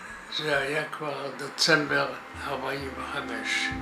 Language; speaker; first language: Hebrew; non-native, fluent; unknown